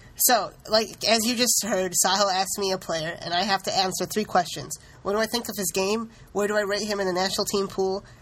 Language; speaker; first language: English; early bilingual, other home language; Hindi